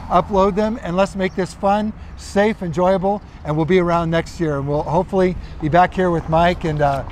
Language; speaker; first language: English; native; English